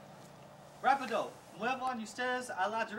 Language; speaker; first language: Spanish; non-native, learner; English